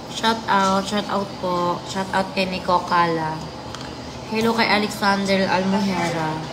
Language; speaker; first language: Filipino; non-native, local second language; Cebuano